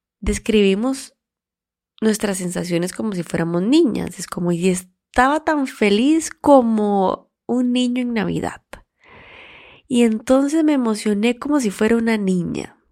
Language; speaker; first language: Spanish; native; Spanish